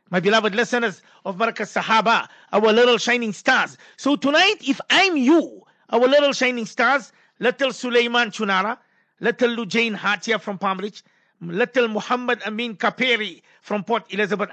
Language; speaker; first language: English; native; English